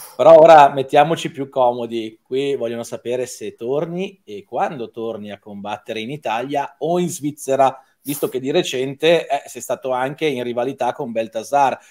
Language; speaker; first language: Italian; native; Italian